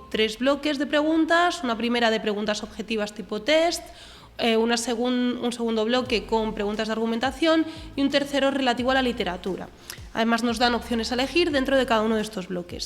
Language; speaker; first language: Spanish; native; Spanish